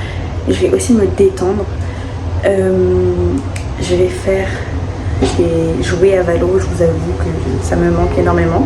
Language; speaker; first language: French; native; French